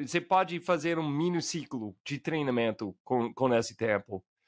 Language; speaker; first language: Portuguese; non-native, fluent; English